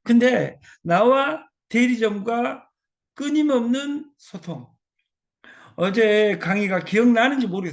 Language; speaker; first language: Korean; native; Korean